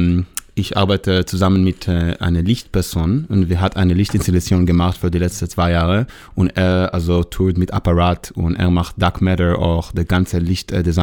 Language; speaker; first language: German; non-native, learner; Hebrew